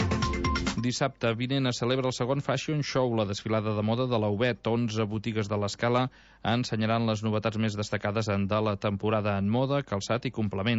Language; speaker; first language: Catalan; native; Catalan